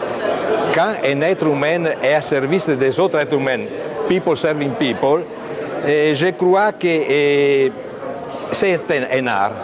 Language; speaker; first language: French; non-native, fluent; Italian